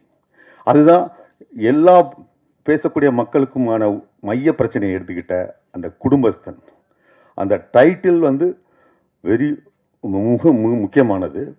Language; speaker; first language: Tamil; native; Tamil